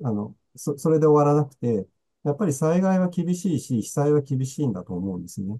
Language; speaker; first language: Japanese; native; Japanese